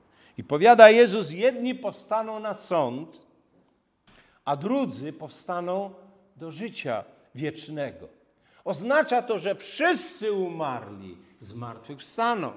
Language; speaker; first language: Polish; native; Polish